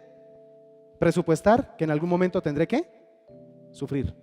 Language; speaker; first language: Spanish; native; Spanish